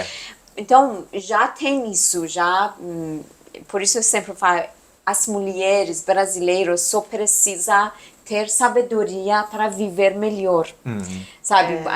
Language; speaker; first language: Portuguese; non-native, learner; Persian